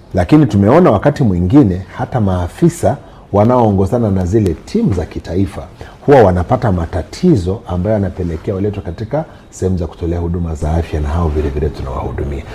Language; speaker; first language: Swahili; native; Swahili